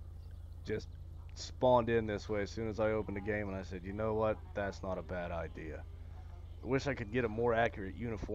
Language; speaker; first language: English; native; English